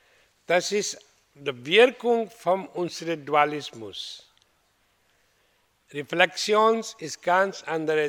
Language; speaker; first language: German; non-native, fluent; Hindi